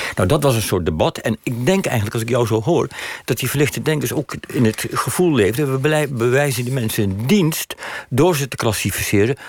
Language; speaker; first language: Dutch; native; Dutch